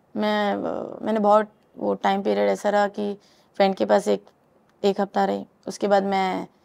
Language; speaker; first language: Hindi; native; Hindi